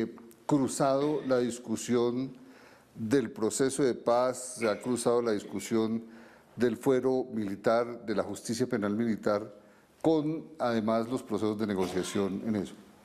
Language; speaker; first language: Spanish; native; Spanish